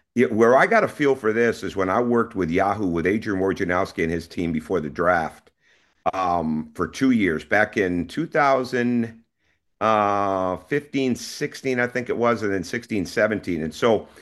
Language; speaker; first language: English; native; English